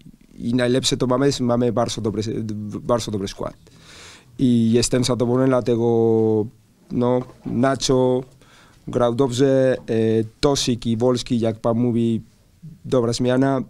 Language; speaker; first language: Polish; non-native, learner; Spanish